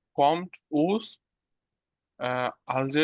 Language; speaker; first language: German; non-native, learner; Bangla